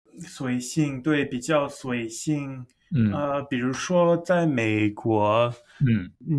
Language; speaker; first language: Chinese; non-native, fluent; English